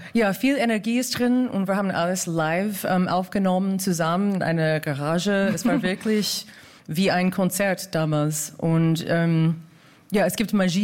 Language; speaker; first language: German; non-native, fluent; English